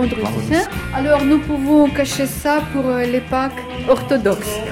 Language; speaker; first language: French; non-native, fluent; Russian